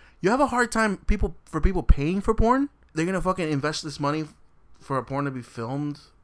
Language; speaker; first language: English; native; English